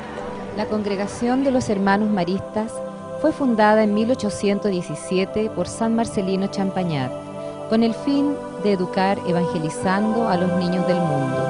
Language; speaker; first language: Spanish; native; Spanish